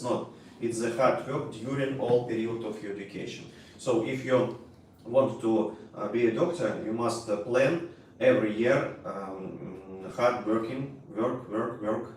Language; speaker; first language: English; non-native, learner; Russian